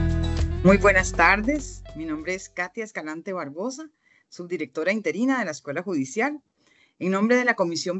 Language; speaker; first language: Spanish; native; Spanish